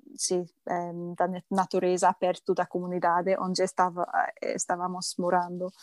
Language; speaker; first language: Portuguese; non-native, learner; English